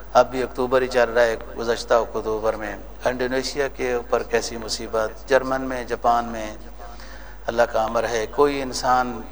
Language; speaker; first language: Urdu; non-native, local second language; Punjabi